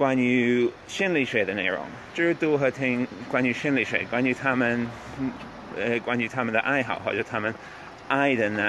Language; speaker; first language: Chinese; non-native, fluent; English